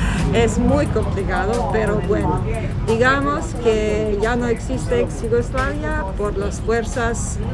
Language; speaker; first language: Spanish; non-native, fluent; Serbian